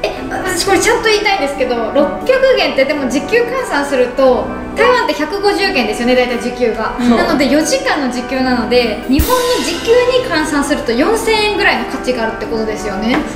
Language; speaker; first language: Japanese; native; Japanese